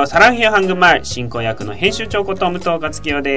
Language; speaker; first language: Korean; non-native, fluent; Japanese